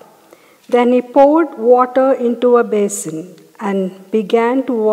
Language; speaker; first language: English; non-native, local second language; Malayalam